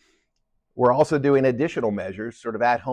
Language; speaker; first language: English; native; English